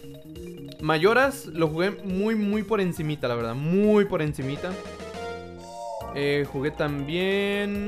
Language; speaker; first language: Spanish; native; Spanish